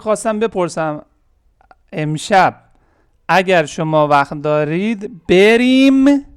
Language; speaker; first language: Persian; non-native, fluent; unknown